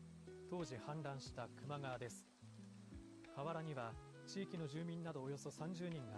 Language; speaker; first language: Japanese; native; Japanese